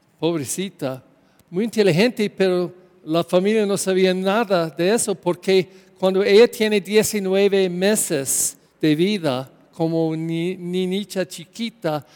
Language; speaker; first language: Spanish; non-native, learner; English